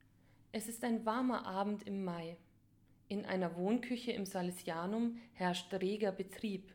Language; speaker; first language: German; native; German